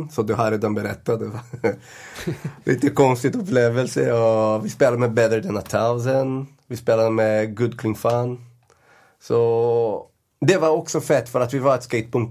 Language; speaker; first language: Swedish; non-native, fluent; Portuguese